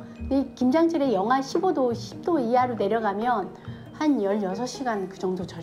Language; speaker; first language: Korean; native; Korean